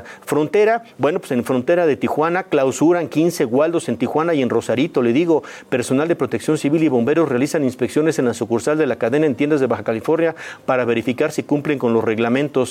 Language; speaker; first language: Spanish; native; Spanish